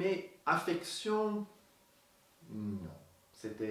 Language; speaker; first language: French; non-native, local second language; Dutch